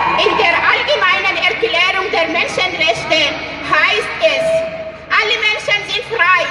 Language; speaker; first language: German; non-native, fluent; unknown